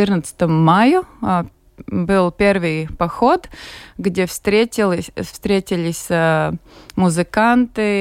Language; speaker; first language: Russian; non-native, local second language; Latvian